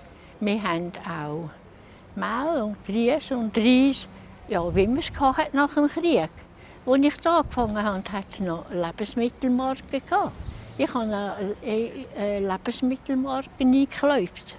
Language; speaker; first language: German; native; German